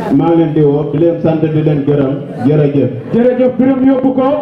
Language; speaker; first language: Wolof; non-native, local second language; Serer